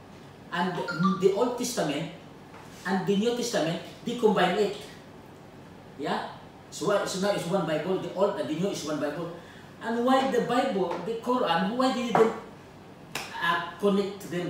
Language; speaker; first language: English; non-native, learner; Filipino